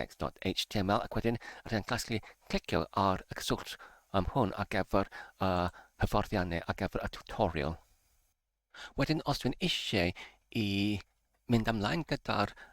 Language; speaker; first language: Welsh; non-native, learner; English